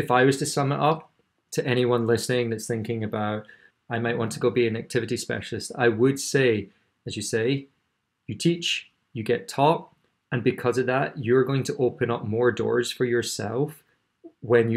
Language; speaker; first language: English; native; English